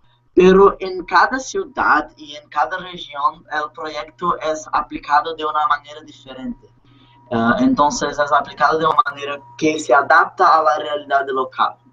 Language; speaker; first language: Spanish; non-native, learner; Portuguese